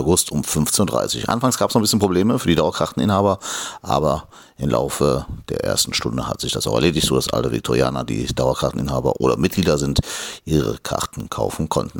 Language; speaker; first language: German; native; German